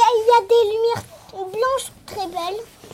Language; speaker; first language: French; native; French